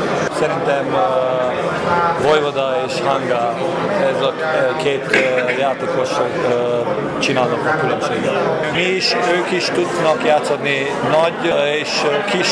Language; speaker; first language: Hungarian; non-native, local second language; Romanian